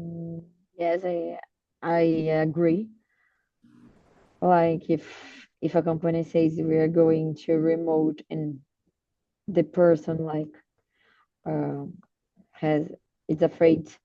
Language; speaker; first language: English; non-native, learner; Portuguese